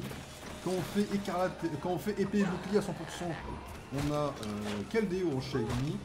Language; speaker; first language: French; native; French